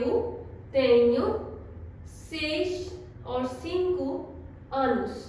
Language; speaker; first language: Portuguese; non-native, fluent; Hindi